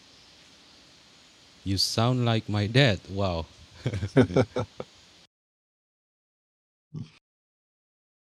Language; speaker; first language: English; non-native, fluent; Indonesian